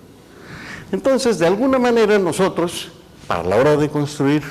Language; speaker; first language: Spanish; native; Spanish